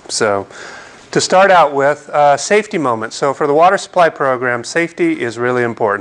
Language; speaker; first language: English; native; English